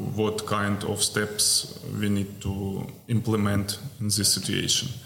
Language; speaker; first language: English; non-native, learner; Ukrainian